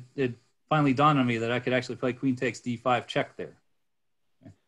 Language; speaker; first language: English; native; English